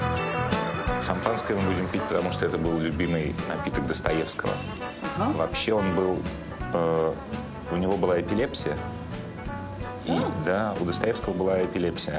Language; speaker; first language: Russian; native; Russian